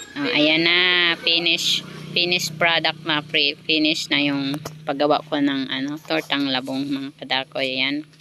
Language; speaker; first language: Filipino; non-native, local second language; Cebuano